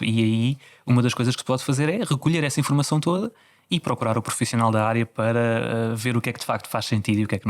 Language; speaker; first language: Portuguese; native; Portuguese